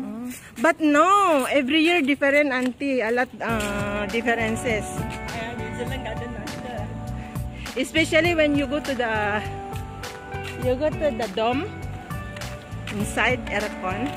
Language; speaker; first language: English; non-native, learner; Filipino